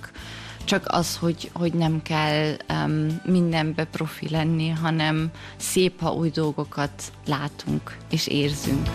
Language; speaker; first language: Hungarian; early bilingual, heritage; German